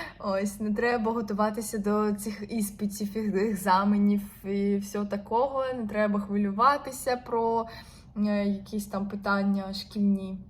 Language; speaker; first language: Ukrainian; non-native, local second language; Russian